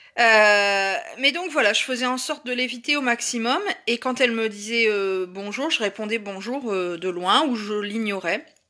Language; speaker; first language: French; native; French